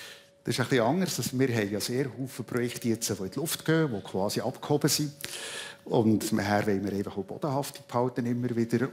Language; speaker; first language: German; native; German